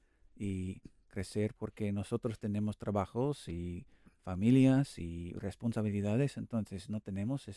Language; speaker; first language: Spanish; non-native, learner; English